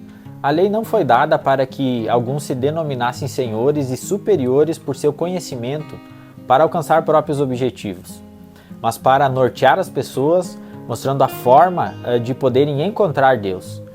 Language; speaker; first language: Portuguese; native; Portuguese